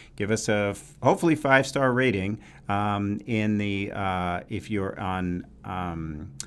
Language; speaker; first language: English; native; English